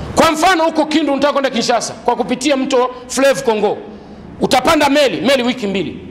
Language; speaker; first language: Swahili; native; Swahili